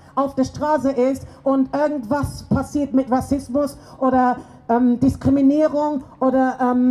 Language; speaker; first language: German; non-native, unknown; English